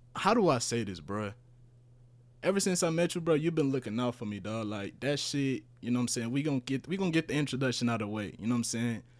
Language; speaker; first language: English; early bilingual, other home language; Spanish